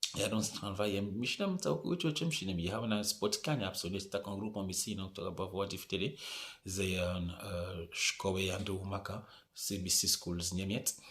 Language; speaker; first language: Polish; non-native, fluent; French